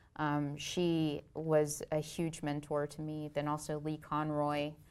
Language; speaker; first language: English; native; English